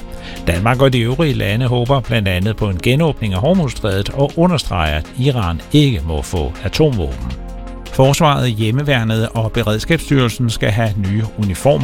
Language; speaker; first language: Danish; native; Danish